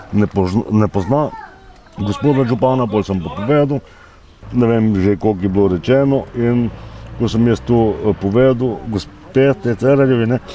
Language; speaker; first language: Slovenian; non-native, local second language; Romany